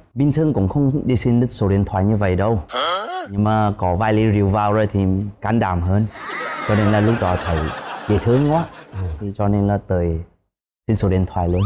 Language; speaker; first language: Vietnamese; non-native, fluent; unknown